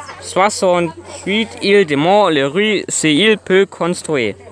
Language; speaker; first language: French; non-native, learner; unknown